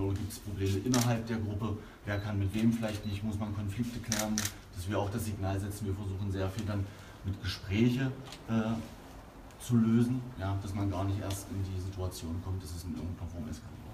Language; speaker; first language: German; native; German